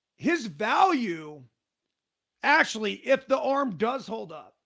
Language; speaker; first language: English; native; English